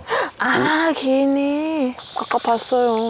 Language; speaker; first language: Korean; non-native, learner; Thai